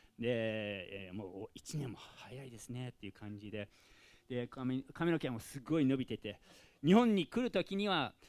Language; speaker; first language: Japanese; non-native, fluent; English